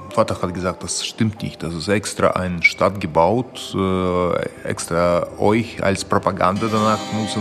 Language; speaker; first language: German; non-native, fluent; Russian